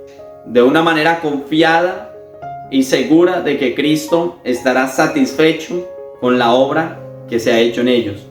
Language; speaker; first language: Spanish; native; Spanish